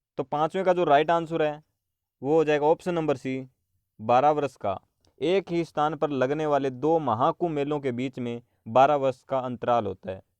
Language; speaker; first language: Hindi; native; Hindi